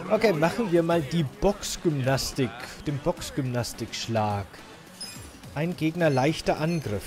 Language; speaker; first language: German; native; German